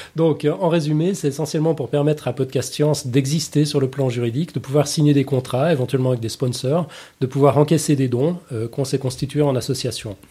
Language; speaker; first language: French; native; French